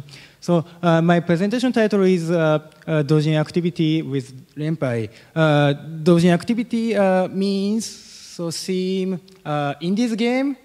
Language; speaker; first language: English; non-native, learner; Japanese